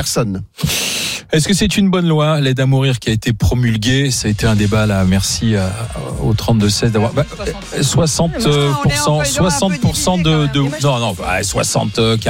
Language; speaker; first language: French; native; French